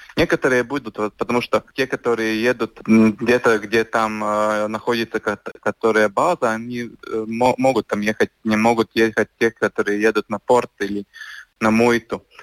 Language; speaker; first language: Russian; non-native, local second language; Latvian